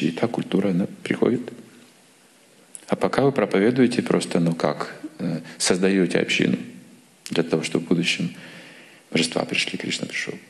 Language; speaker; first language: Russian; native; Russian